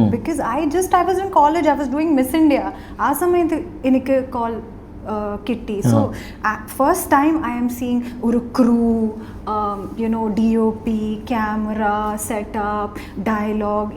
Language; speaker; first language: Malayalam; early bilingual, heritage; English